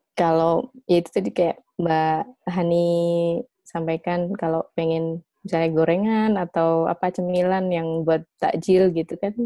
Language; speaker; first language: Indonesian; native; Indonesian